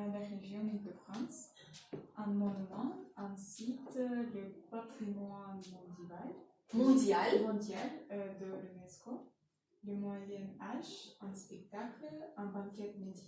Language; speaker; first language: French; non-native, learner; Russian